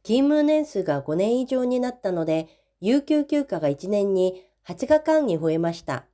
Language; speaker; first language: Japanese; non-native, fluent; Korean